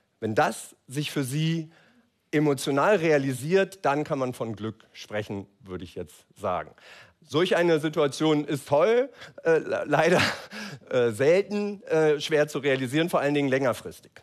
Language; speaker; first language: German; native; German